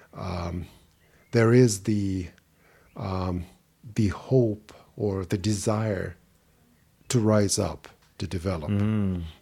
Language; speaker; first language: English; non-native, fluent; Russian